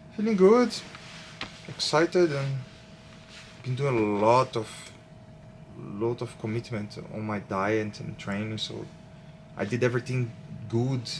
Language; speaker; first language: English; non-native, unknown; Portuguese